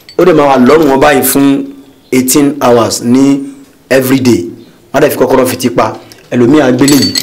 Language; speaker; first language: Yoruba; non-native, local second language; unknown